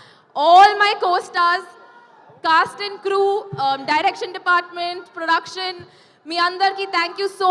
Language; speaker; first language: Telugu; non-native, fluent; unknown